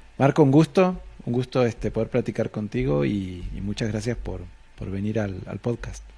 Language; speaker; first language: Spanish; native; Spanish